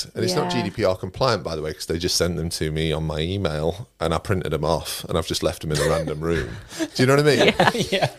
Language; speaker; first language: English; native; English